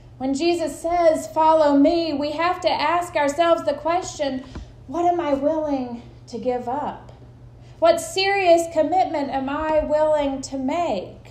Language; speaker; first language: English; native; English